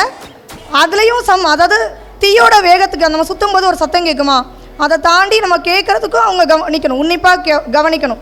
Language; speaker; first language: Tamil; native; Tamil